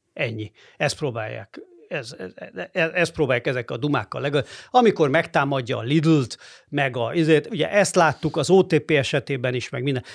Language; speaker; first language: Hungarian; native; Hungarian